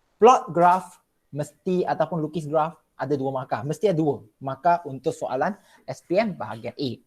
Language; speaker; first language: Malay; non-native, local second language; Chinese